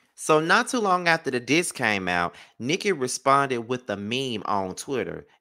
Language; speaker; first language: English; native; English